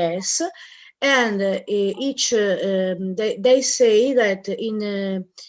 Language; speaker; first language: English; non-native, learner; Italian